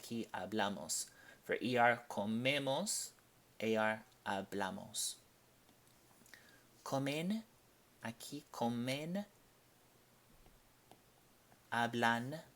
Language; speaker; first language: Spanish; non-native, fluent; English